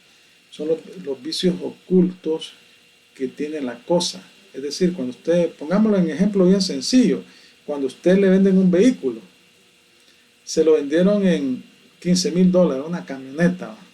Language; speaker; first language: Spanish; native; Spanish